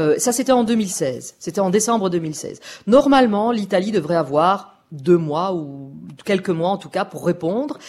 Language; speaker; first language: French; native; French